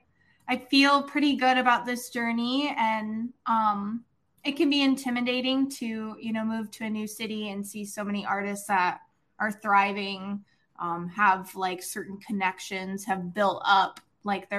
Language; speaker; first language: English; native; English